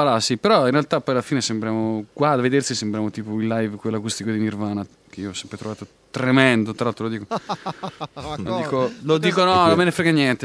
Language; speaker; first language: Italian; native; Italian